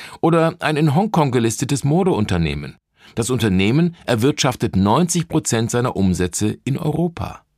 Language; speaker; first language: German; native; German